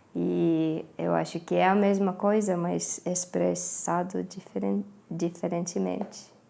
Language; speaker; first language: Portuguese; non-native, fluent; Estonian